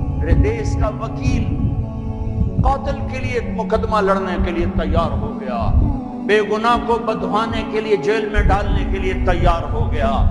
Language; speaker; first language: Urdu; non-native, local second language; Punjabi